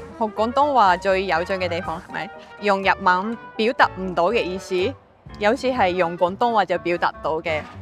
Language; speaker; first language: Cantonese; non-native, fluent; Japanese